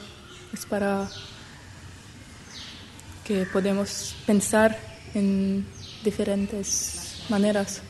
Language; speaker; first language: Spanish; non-native, learner; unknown